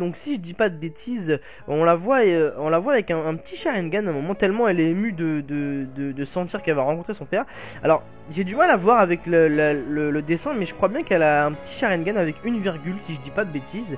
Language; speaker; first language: French; native; French